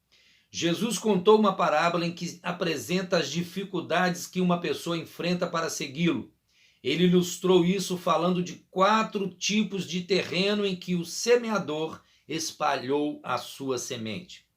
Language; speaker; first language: Portuguese; native; Portuguese